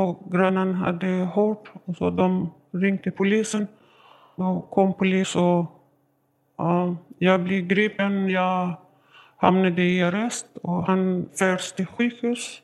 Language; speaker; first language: Swedish; non-native, learner; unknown